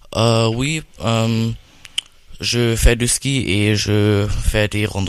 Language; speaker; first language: French; non-native, learner; German